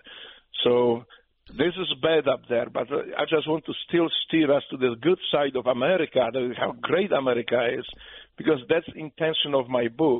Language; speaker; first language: English; non-native, fluent; Polish